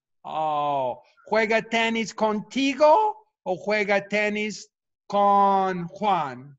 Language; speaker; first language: Spanish; non-native, fluent; English